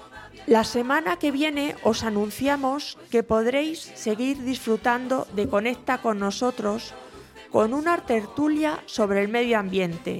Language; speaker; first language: Spanish; native; Spanish